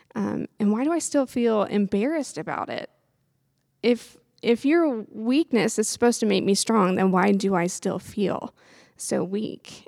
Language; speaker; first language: English; native; English